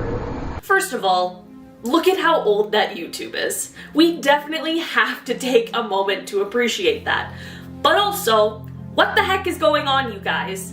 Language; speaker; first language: English; native; English